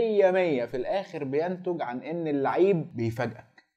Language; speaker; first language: Arabic; native; Arabic